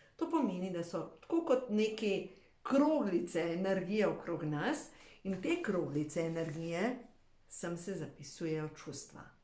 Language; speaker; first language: Slovenian; native; Slovenian